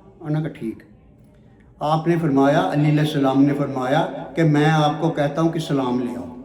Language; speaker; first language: Urdu; non-native, local second language; Punjabi